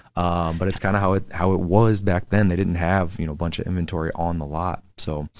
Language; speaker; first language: English; native; English